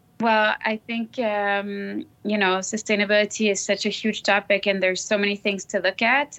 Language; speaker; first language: English; non-native, fluent; French